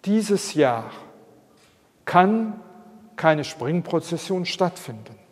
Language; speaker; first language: German; non-native, local second language; Luxembourgish